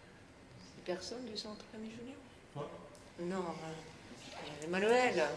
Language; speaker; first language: French; non-native, fluent; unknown